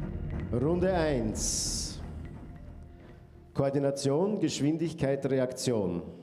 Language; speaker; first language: German; native; German